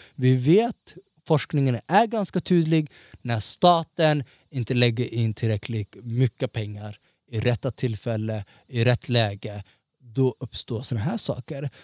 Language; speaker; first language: Swedish; early bilingual, other home language; Somali